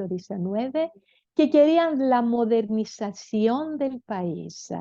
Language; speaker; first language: Spanish; non-native, fluent; Greek